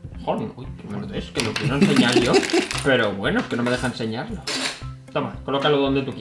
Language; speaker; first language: Spanish; native; Spanish